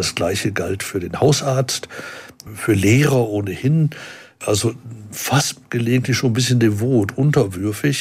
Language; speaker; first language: German; native; German